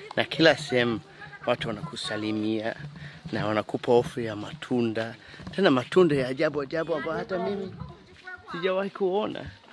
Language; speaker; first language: Swahili; non-native, fluent; English